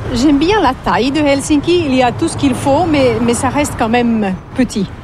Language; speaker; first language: French; non-native, fluent; Finnish